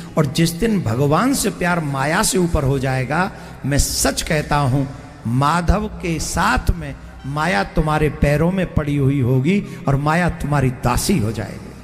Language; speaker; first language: Hindi; native; Hindi